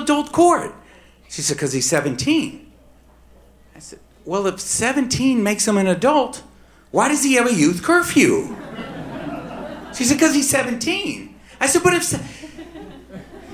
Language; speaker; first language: English; native; English